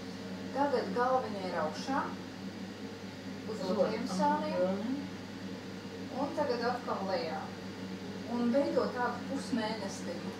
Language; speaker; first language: Latvian; native; Latvian